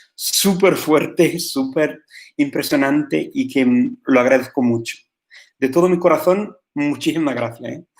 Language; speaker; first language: Spanish; non-native, fluent; English